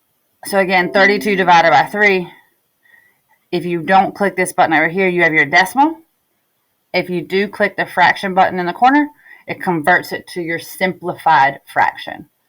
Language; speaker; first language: English; native; English